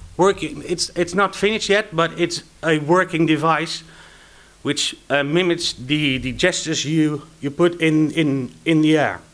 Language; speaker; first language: English; non-native, fluent; Dutch